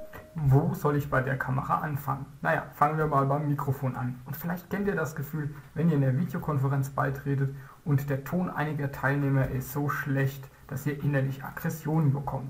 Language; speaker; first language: German; native; German